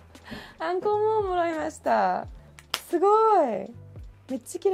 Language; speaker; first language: Japanese; non-native, learner; English